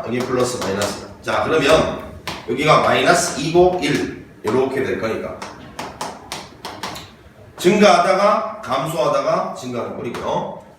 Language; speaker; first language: Korean; native; Korean